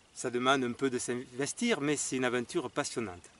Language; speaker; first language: French; native; French